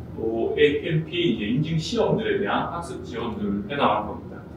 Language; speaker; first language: Korean; native; Korean